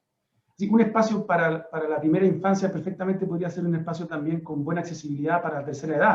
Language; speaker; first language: Spanish; native; Spanish